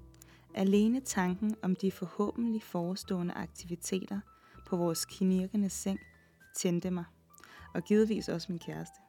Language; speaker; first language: Danish; native; Danish